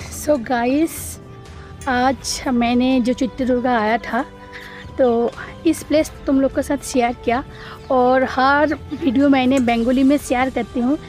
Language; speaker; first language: Hindi; non-native, local second language; Bangla